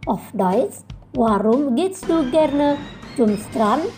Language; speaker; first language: German; non-native, fluent; Indonesian